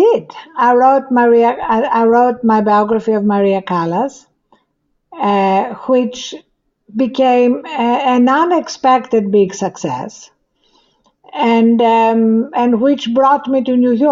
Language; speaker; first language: English; non-native, fluent; Greek